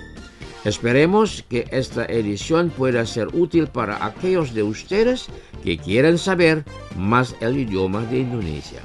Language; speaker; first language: Spanish; non-native, fluent; Indonesian